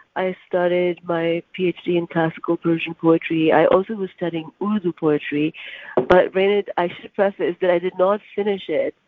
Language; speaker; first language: English; non-native, local second language; Urdu